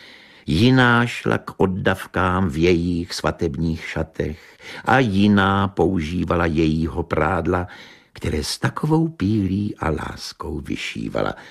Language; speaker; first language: Czech; native; Czech